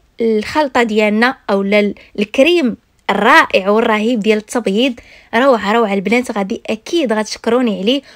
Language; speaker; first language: Arabic; native; Arabic